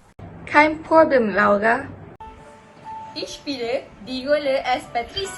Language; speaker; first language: German; non-native, learner; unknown